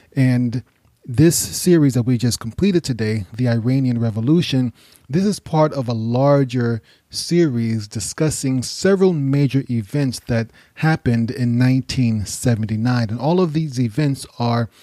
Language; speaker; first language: English; native; English